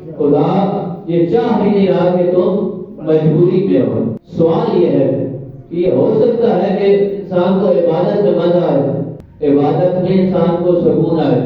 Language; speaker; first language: Urdu; non-native, local second language; Punjabi